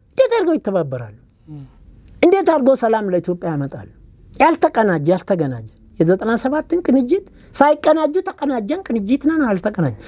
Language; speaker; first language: Amharic; non-native, local second language; Oromo